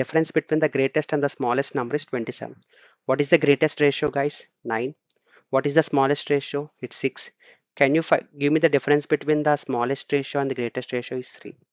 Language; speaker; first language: English; non-native, local second language; Telugu